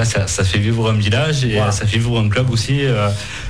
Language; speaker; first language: French; native; French